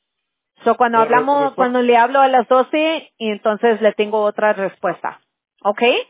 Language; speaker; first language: Spanish; early bilingual, heritage; Spanish